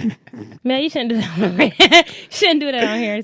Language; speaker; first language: English; native; English